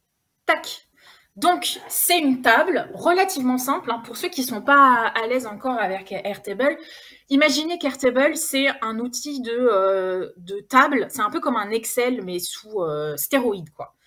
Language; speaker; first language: French; native; French